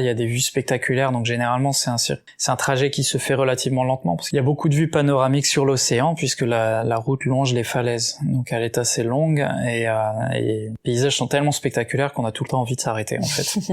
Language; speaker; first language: French; native; French